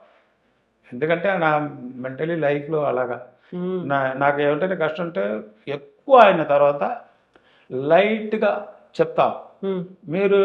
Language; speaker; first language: Telugu; non-native, learner; Tamil